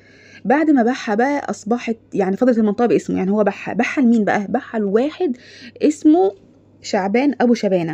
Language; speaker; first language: Arabic; native; Arabic